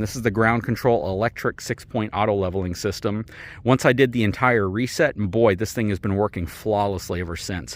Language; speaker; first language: English; native; English